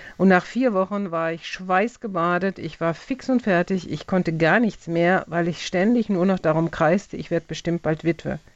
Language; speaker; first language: German; native; German